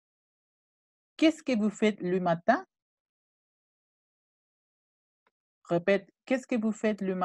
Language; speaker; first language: French; non-native, fluent; Spanish